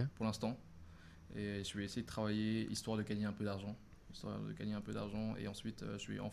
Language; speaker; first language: French; non-native, fluent; Thai